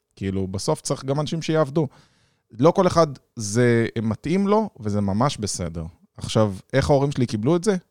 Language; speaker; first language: Hebrew; native; Hebrew